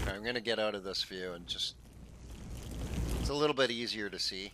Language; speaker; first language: English; native; English